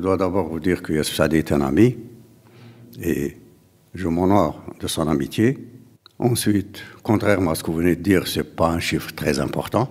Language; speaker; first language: French; non-native, local second language; Arabic